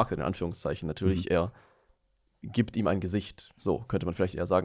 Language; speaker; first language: German; native; German